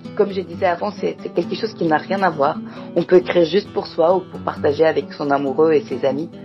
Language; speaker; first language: French; non-native, fluent; Greek